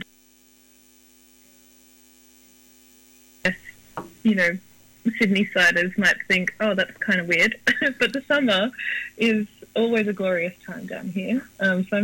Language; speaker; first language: English; native; English